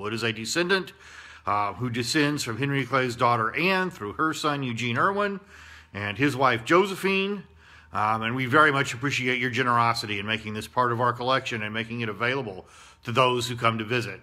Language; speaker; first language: English; native; English